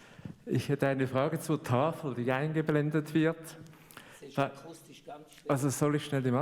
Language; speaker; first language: German; native; German